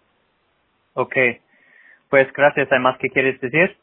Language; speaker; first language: Spanish; non-native, fluent; English